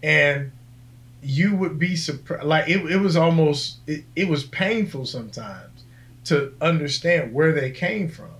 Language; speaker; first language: English; native; English